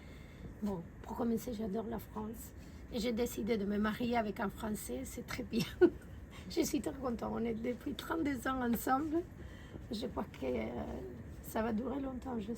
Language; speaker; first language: French; non-native, fluent; Spanish